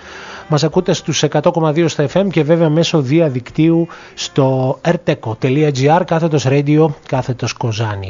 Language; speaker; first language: Greek; native; Greek